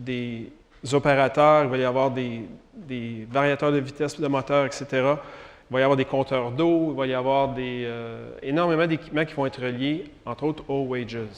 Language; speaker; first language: French; native; French